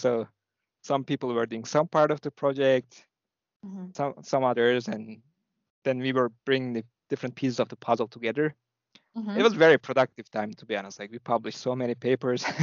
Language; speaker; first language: English; non-native, fluent; Turkish